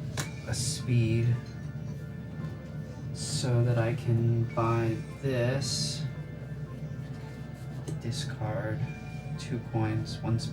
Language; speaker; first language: English; native; English